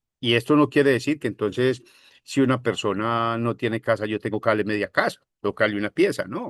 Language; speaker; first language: Spanish; native; Spanish